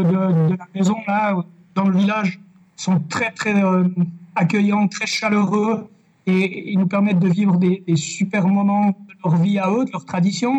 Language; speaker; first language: French; native; French